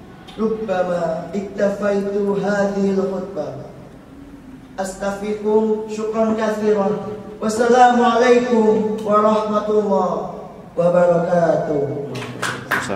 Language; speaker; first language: Arabic; non-native, learner; Indonesian